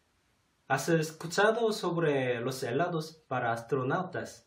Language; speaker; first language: Spanish; non-native, fluent; Korean